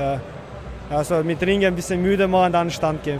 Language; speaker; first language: German; non-native, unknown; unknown